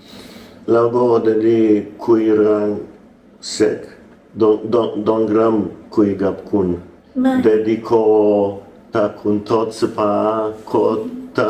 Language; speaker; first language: Thai; non-native, learner; English